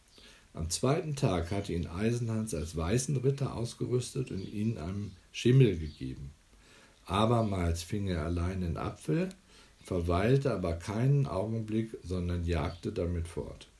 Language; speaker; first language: German; native; German